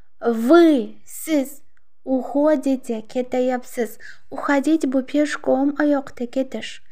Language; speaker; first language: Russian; non-native, local second language; Uzbek